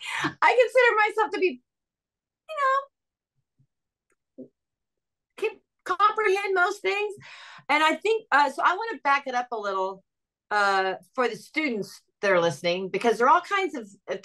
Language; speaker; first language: English; native; English